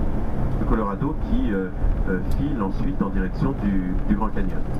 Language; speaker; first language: French; native; French